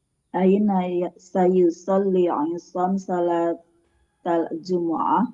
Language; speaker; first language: Arabic; non-native, learner; Indonesian